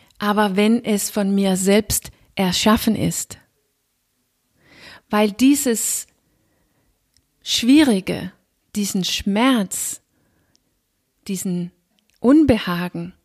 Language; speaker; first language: German; non-native, fluent; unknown